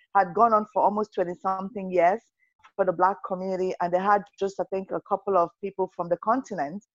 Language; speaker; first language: English; non-native, local second language; Yoruba